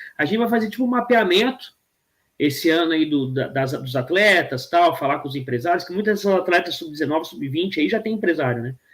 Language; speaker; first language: Portuguese; native; Portuguese